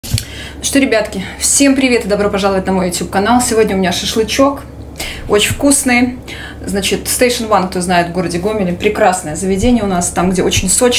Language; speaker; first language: Russian; native; Russian